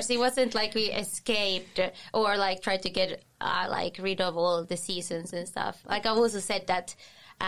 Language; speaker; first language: English; non-native, fluent; Finnish